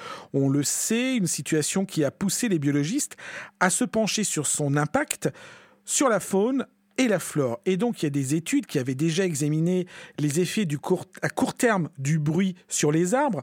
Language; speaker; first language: French; native; French